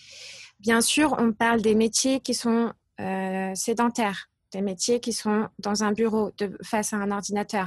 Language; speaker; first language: French; native; French